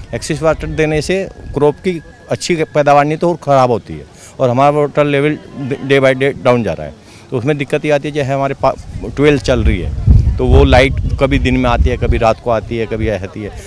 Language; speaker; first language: Hindi; native; Hindi